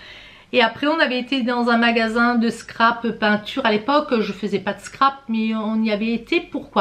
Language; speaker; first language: French; native; French